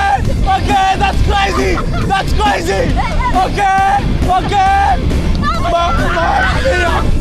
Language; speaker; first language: English; non-native, learner; French